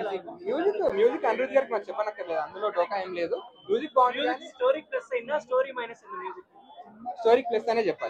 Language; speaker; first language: Telugu; native; Telugu